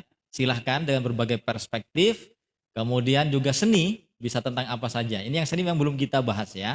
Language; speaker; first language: Indonesian; native; Indonesian